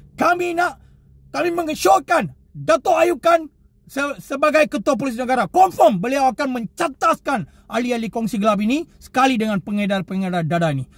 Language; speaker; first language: Malay; non-native, local second language; Tamil